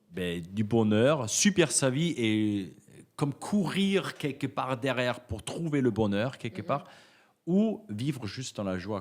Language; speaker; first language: French; native; French